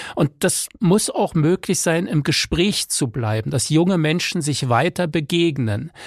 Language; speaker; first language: German; native; German